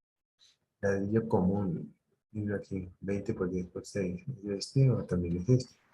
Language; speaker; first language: Spanish; native; Spanish